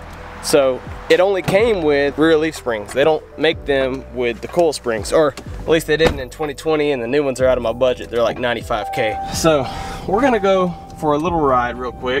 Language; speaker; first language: English; native; English